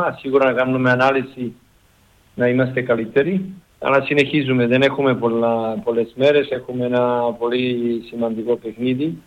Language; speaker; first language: Greek; non-native, learner; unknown